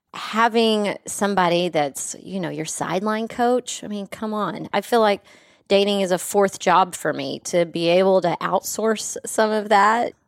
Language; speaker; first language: English; native; English